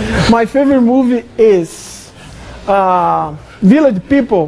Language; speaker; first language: English; non-native, learner; Portuguese